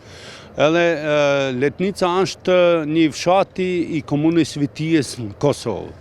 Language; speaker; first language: Albanian; non-native, local second language; Croatian